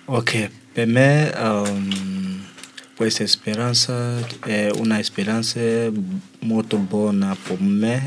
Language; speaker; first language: Italian; non-native, learner; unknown